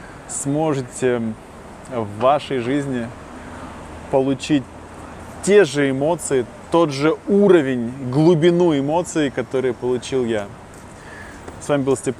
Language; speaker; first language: Russian; native; Russian